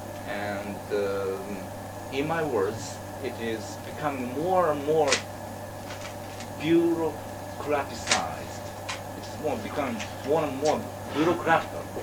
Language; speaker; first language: English; non-native, learner; Japanese